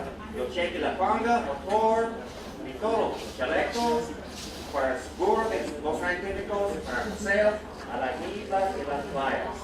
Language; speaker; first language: Spanish; non-native, learner; English